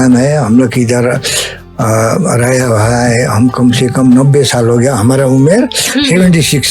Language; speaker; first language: Hindi; non-native, learner; Nepali